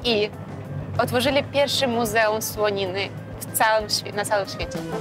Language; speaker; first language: Polish; non-native, fluent; Russian